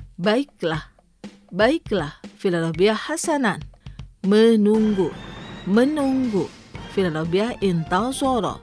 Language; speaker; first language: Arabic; non-native, fluent; Indonesian